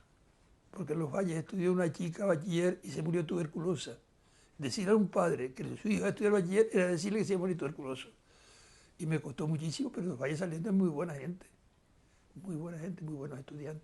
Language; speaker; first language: Spanish; native; Spanish